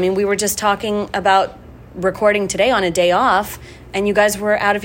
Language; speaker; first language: English; native; English